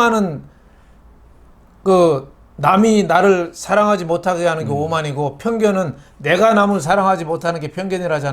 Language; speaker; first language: Korean; native; Korean